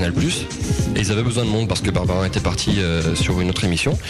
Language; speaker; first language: French; native; French